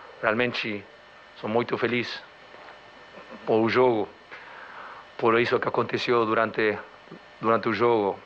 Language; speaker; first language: Portuguese; non-native, learner; Spanish